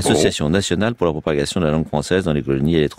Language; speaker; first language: French; native; French